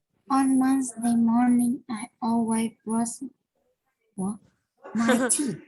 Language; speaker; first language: English; non-native, learner; Vietnamese